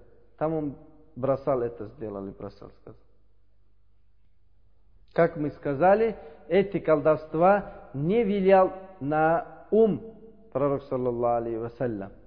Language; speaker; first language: Russian; non-native, learner; Uzbek